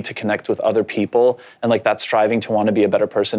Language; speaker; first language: English; non-native, fluent; Polish